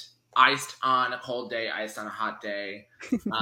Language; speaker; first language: English; native; English